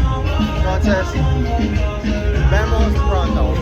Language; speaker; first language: Spanish; non-native, learner; English